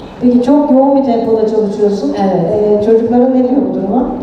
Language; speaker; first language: Turkish; native; Turkish